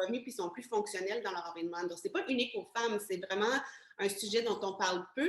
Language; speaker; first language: French; native; French